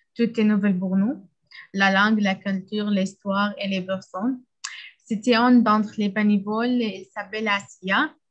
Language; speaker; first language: French; non-native, learner; Arabic